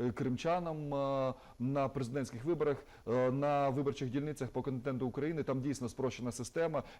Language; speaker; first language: Ukrainian; native; Ukrainian